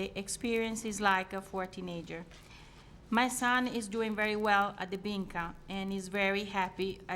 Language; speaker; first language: English; non-native, learner; Italian